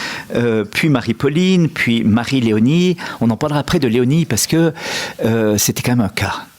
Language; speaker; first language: French; native; French